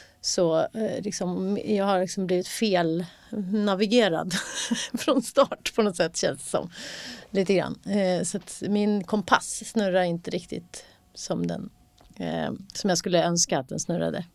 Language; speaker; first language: Swedish; native; Swedish